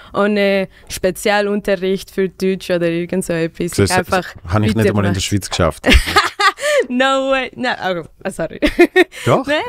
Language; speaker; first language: German; non-native, fluent; Spanish